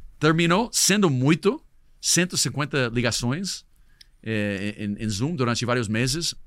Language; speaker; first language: Portuguese; non-native, fluent; English